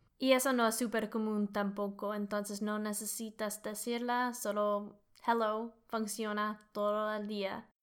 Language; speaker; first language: Spanish; non-native, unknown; English